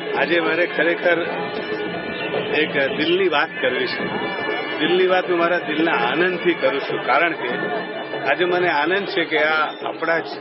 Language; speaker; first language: Gujarati; native; Gujarati